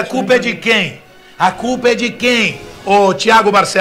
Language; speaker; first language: Portuguese; native; Portuguese